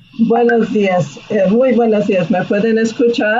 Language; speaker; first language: Spanish; non-native, fluent; English